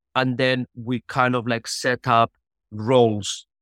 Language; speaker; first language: English; non-native, fluent; Spanish